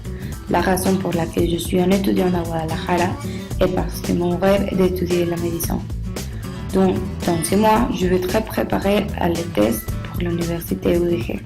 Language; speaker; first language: French; non-native, learner; Spanish